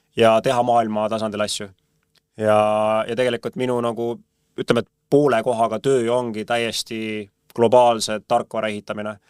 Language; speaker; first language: Estonian; native; Estonian